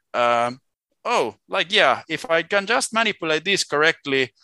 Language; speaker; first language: English; non-native, fluent; Swedish